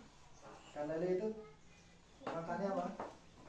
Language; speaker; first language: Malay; non-native, local second language; Javanese